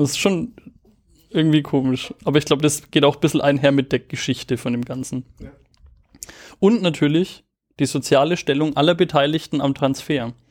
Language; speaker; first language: German; native; German